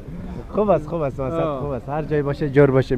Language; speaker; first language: Persian; non-native, local second language; Uzbek